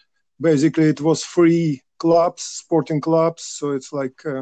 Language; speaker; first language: English; non-native, fluent; Russian